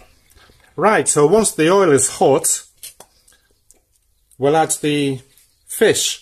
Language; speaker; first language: English; native; English